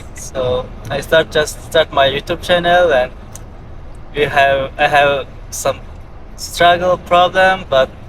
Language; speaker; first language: English; non-native, learner; Mongolian